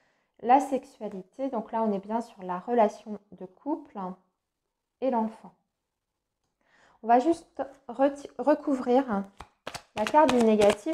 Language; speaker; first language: French; native; French